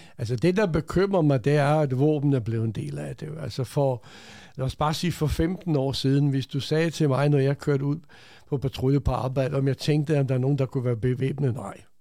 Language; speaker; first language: Danish; early bilingual, other home language; Croatian